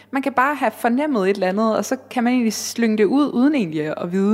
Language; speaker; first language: Danish; native; Danish